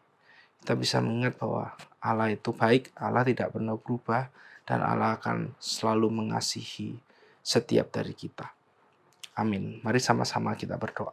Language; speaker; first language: Indonesian; native; Indonesian